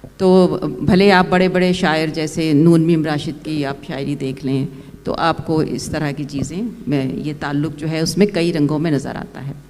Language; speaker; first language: Urdu; non-native, local second language; Punjabi